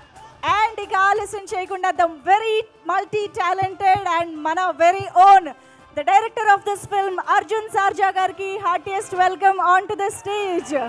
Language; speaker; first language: Telugu; native; Telugu